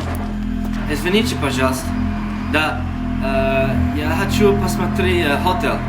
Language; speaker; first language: Russian; non-native, learner; English